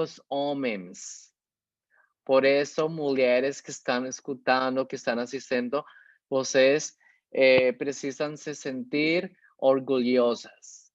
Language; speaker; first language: Portuguese; non-native, fluent; Spanish